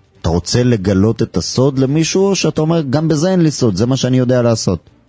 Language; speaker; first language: Hebrew; native; Hebrew